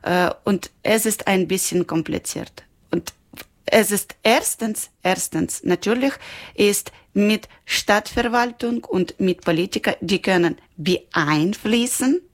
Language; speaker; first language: German; non-native, learner; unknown